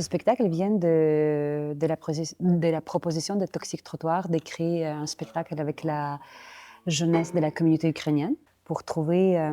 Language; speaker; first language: French; non-native, fluent; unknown